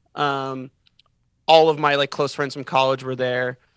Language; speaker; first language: English; native; English